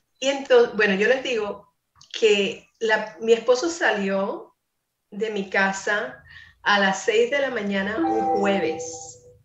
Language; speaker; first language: Spanish; non-native, fluent; English